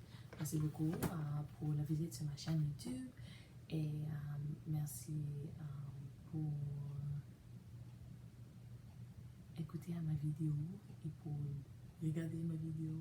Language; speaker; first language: French; non-native, learner; English